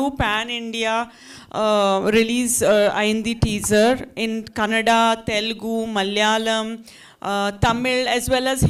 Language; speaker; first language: Telugu; non-native, fluent; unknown